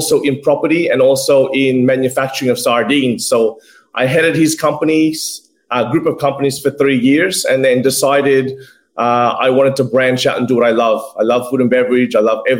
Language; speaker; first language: English; native; English